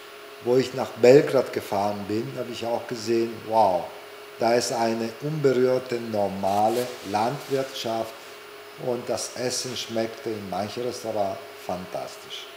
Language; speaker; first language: German; non-native, fluent; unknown